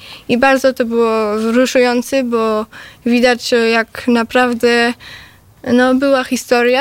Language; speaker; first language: Polish; early bilingual, heritage; Polish